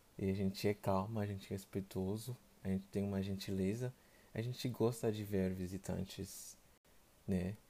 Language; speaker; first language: Portuguese; non-native, fluent; Haitian Creole